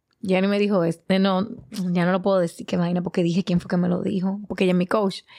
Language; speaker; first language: Spanish; native; Spanish